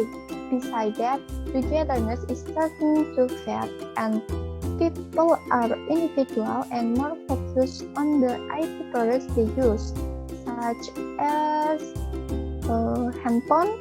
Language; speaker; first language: English; non-native, learner; Indonesian